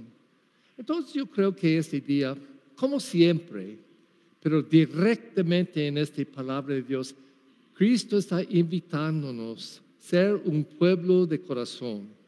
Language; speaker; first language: Spanish; non-native, learner; English